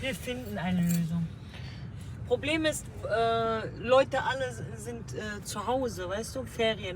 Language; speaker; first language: German; non-native, learner; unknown